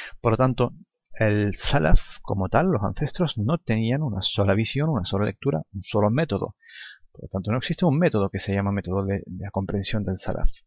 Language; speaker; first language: Spanish; non-native, fluent; Arabic